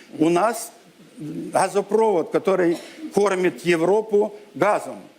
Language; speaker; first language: Russian; non-native, local second language; Ukrainian